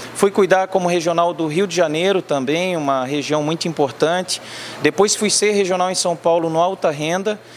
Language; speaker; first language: Portuguese; native; Portuguese